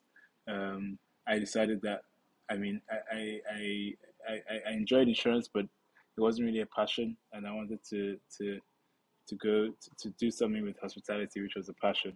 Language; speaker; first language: English; non-native, local second language; Yoruba